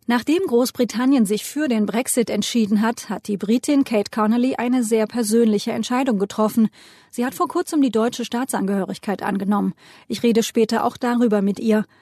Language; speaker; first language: German; early bilingual, other home language; Turkish